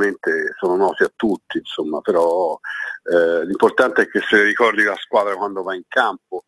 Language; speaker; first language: Italian; native; Italian